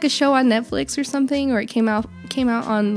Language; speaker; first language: English; native; English